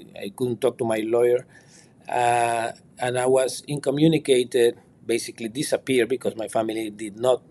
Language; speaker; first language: English; non-native, fluent; Spanish